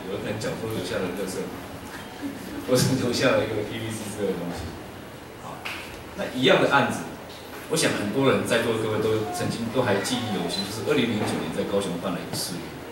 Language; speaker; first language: Chinese; native; Chinese